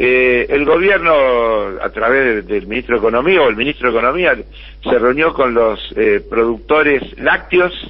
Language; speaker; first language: Spanish; native; Spanish